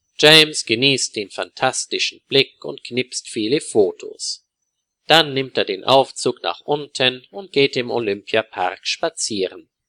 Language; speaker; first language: German; native; German